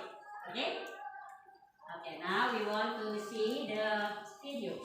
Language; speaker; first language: English; non-native, learner; Indonesian